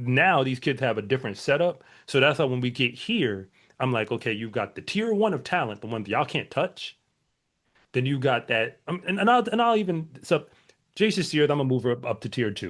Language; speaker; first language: English; native; English